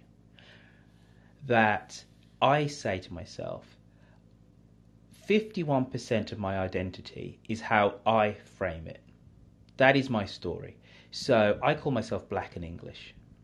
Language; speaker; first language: English; native; English